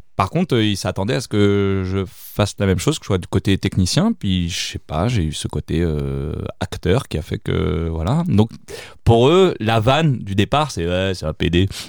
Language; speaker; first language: French; early bilingual, other home language; Italian